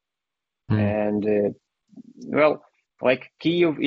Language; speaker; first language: English; non-native, fluent; Ukrainian